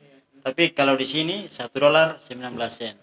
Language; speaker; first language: Indonesian; non-native, fluent; Tetum